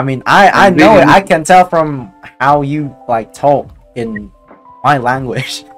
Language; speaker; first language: English; non-native, fluent; Indonesian